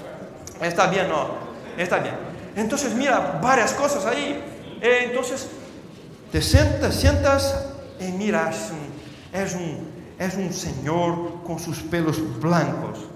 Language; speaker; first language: Spanish; non-native, fluent; Portuguese